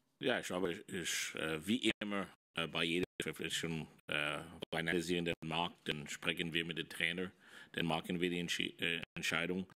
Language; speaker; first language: German; non-native, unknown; French